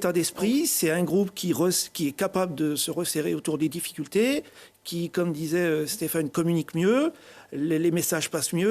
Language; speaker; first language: French; native; French